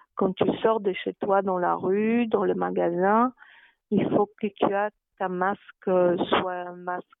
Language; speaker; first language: French; non-native, fluent; Polish